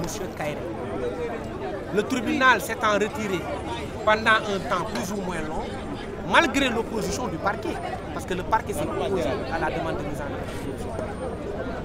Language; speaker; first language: French; non-native, local second language; Wolof